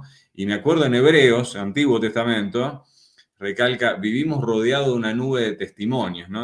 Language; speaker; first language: Spanish; native; Spanish